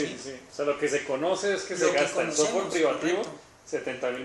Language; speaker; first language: Spanish; native; Spanish